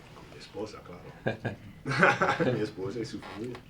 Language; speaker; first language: Spanish; early bilingual, heritage; English